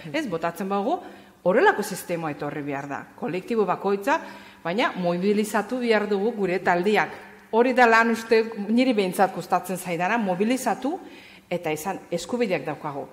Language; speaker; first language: Basque; non-native, fluent; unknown